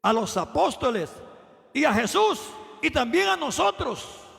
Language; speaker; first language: Spanish; native; Spanish